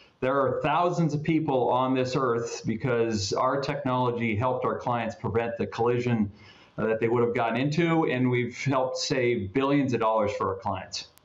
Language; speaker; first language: English; native; English